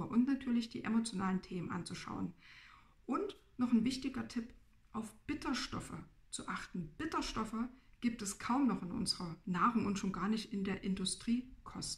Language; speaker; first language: German; native; German